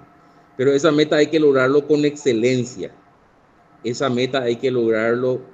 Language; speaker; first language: Spanish; native; Spanish